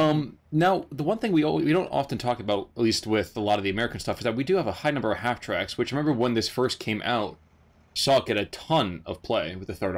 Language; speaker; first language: English; native; English